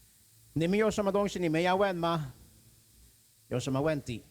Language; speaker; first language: Chinese; non-native, fluent; Swedish